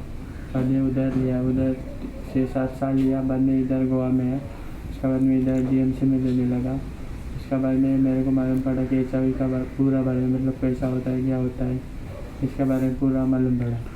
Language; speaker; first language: Hindi; non-native, local second language; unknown